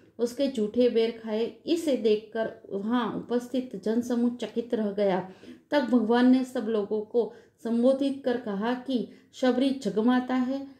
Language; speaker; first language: Hindi; non-native, local second language; Gujarati